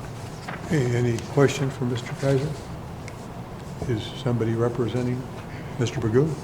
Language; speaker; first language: English; native; English